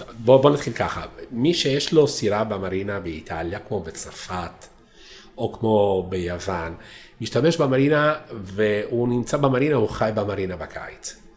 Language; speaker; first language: Hebrew; non-native, fluent; Italian